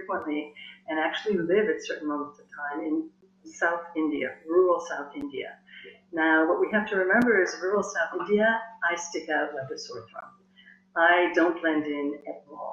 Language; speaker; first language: English; native; English